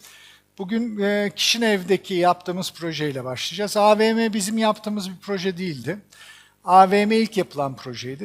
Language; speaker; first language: Turkish; native; Turkish